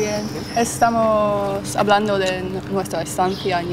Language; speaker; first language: Spanish; non-native, learner; English